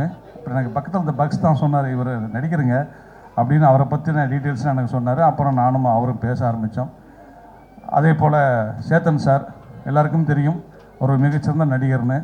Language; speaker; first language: Tamil; native; Tamil